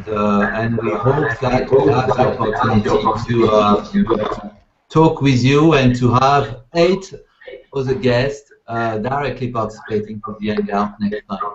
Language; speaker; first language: English; non-native, fluent; French